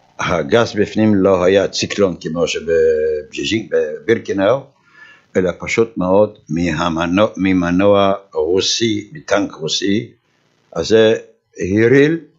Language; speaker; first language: Hebrew; non-native, fluent; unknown